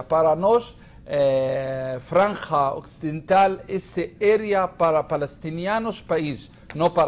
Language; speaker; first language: Spanish; non-native, learner; Hebrew